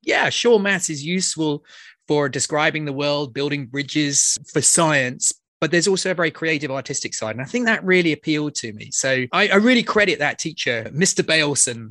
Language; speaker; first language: English; native; English